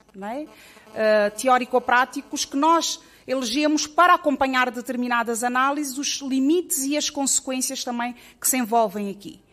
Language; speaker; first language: Portuguese; native; Portuguese